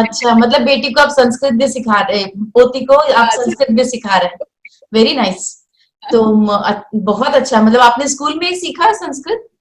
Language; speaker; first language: Hindi; native; Hindi